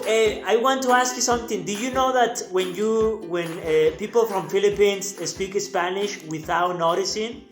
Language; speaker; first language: English; non-native, fluent; Spanish